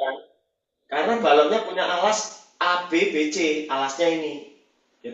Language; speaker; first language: Indonesian; native; Indonesian